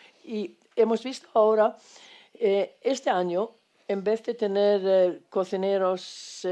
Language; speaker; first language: Spanish; non-native, fluent; Swedish